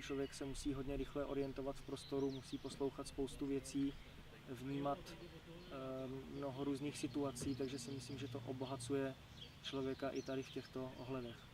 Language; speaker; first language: Czech; native; Czech